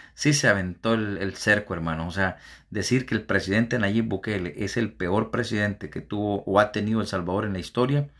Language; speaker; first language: Spanish; native; Spanish